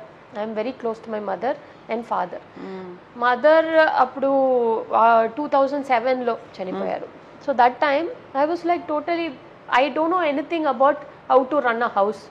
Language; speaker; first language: Telugu; non-native, local second language; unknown